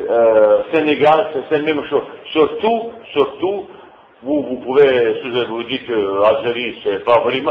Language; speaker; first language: French; non-native, fluent; Bosnian